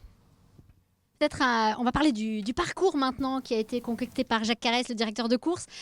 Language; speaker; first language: French; native; French